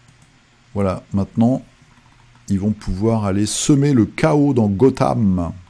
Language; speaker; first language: French; native; French